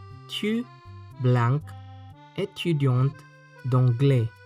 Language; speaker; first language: French; non-native, fluent; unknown